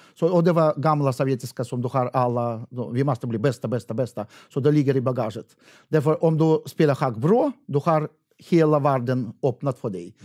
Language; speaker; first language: Swedish; non-native, fluent; Russian